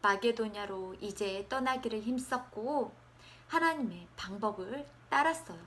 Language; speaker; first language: Korean; native; Korean